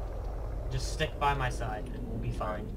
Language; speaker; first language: English; native; English